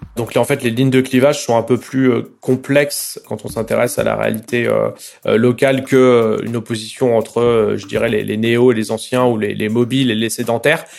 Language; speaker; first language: French; native; French